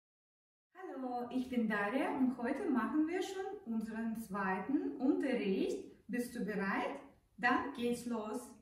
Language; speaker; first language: German; non-native, learner; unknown